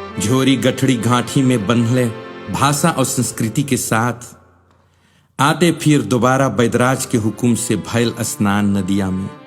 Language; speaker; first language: Bhojpuri; early bilingual, heritage; Bhojpuri